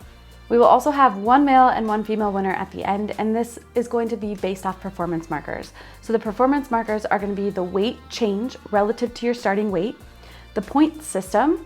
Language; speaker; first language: English; native; English